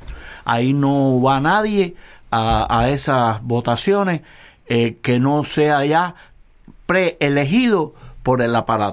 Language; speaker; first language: Spanish; native; Spanish